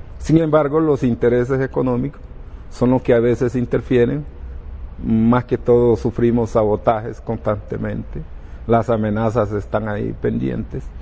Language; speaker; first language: Spanish; non-native, local second language; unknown